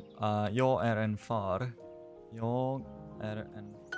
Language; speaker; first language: Swedish; non-native, learner; English